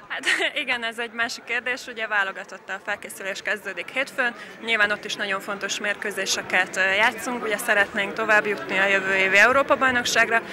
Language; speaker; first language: Hungarian; native; Hungarian